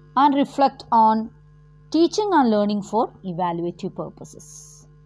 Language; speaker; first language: English; non-native, local second language; Malayalam